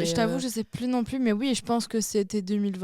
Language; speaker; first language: French; native; French